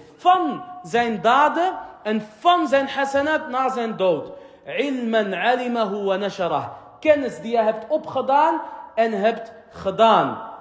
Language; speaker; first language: Dutch; early bilingual, other home language; Arabic